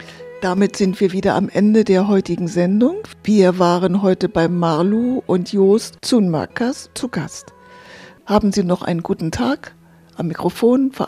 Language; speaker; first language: German; native; German